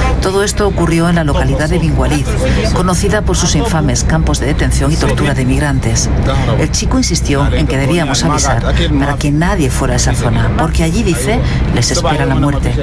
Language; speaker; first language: Spanish; native; Spanish